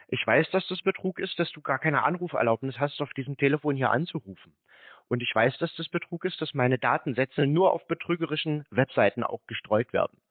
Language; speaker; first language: German; native; German